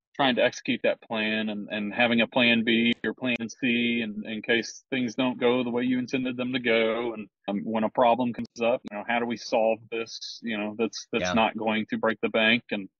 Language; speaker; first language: English; native; English